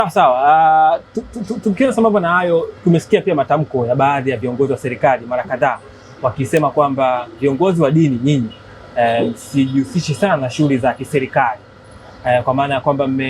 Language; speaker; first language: Swahili; native; Swahili